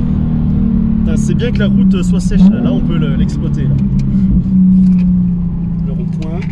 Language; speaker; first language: French; native; French